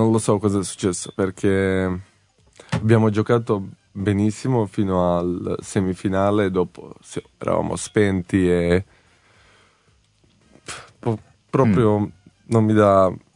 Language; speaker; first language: Italian; non-native, fluent; Serbian